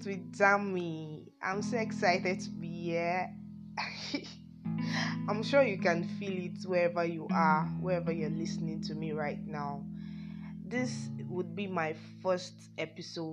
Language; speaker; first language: English; non-native, local second language; Yoruba